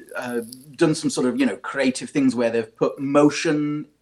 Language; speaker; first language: English; native; English